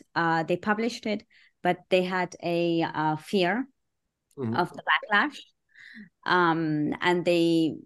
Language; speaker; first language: English; early bilingual, other home language; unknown